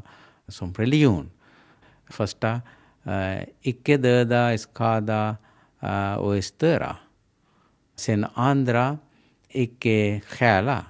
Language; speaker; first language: Swedish; non-native, learner; Sinhala